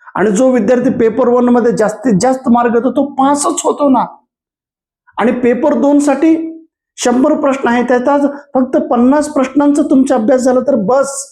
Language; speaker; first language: Marathi; non-native, local second language; Kannada